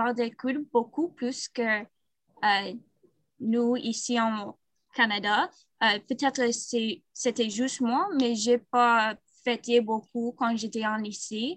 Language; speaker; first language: French; non-native, learner; English